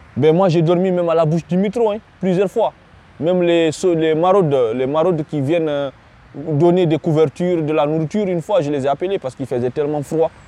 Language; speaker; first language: French; non-native, local second language; Fula